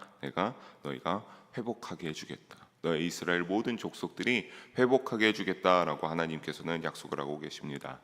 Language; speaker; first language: Korean; native; Korean